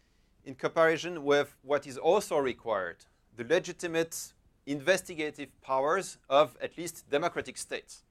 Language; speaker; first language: English; non-native, fluent; French